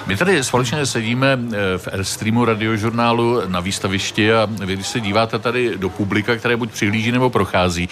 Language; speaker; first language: Czech; native; Czech